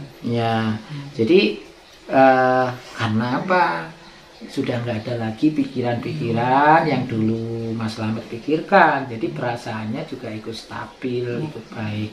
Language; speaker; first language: Indonesian; native; Indonesian